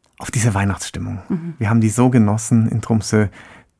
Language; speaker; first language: German; native; German